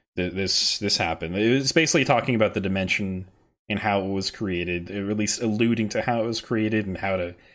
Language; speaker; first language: English; native; English